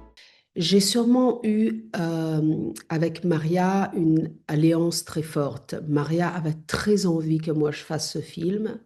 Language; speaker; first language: French; non-native, fluent; Italian